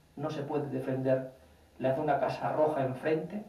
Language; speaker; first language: Spanish; native; Spanish